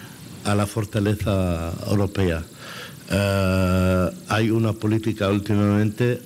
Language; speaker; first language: Spanish; non-native, fluent; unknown